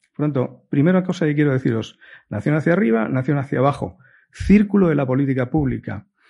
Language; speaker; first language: Spanish; native; Spanish